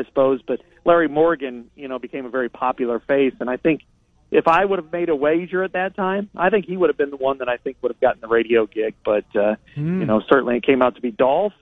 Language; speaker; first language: English; native; English